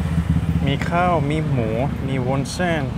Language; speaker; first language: Thai; non-native, learner; Russian